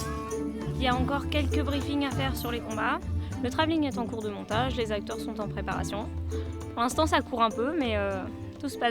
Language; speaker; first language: French; native; French